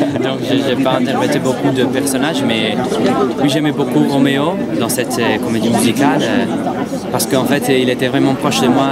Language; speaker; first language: French; non-native, fluent; Italian